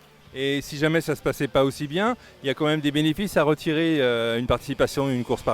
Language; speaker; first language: French; native; French